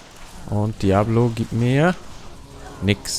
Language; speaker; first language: German; native; German